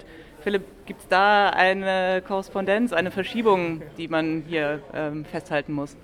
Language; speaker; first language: German; native; German